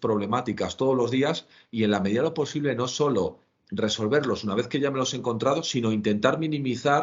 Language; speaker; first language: Spanish; native; Spanish